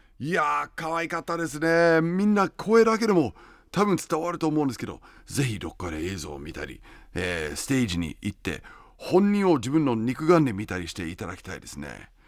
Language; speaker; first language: Japanese; non-native, fluent; English